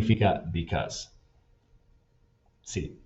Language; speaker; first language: Spanish; non-native, fluent; English